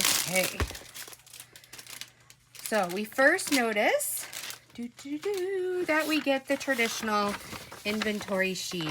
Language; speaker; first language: English; native; English